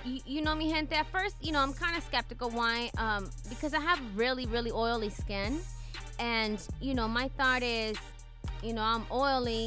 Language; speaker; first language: English; early bilingual, other home language; Spanish